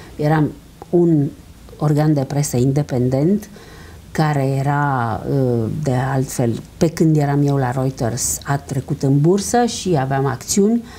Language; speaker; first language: Romanian; early bilingual, heritage; Romanian